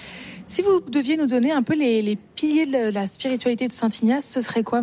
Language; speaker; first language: French; native; French